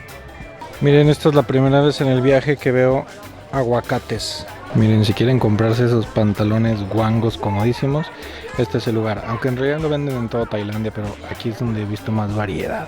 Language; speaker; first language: Spanish; native; Spanish